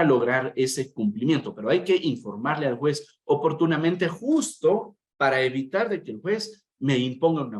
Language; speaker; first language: Spanish; native; Spanish